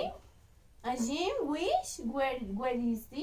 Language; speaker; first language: English; non-native, learner; Spanish